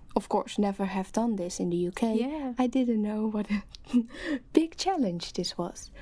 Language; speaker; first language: English; non-native, fluent; Dutch